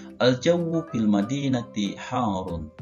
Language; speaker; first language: Arabic; non-native, fluent; Indonesian